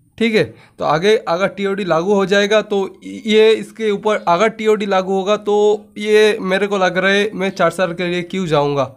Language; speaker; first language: Hindi; non-native, local second language; Bangla